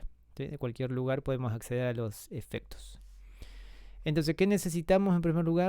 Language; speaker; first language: Spanish; native; Spanish